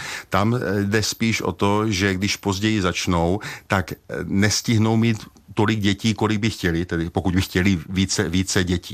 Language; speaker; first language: Czech; native; Czech